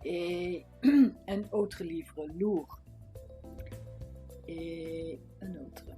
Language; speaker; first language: French; non-native, fluent; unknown